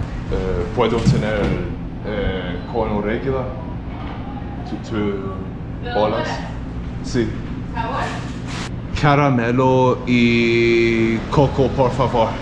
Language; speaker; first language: Spanish; non-native, learner; English